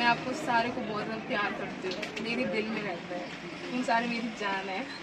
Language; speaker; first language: Hindi; non-native, learner; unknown